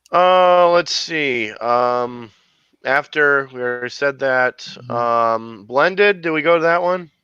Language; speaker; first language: English; native; English